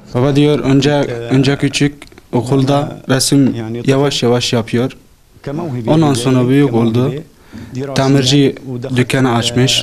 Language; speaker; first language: Turkish; non-native, learner; Arabic